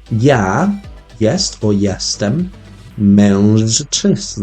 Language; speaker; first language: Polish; non-native, learner; English